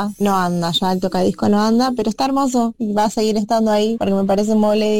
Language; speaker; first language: Spanish; native; Spanish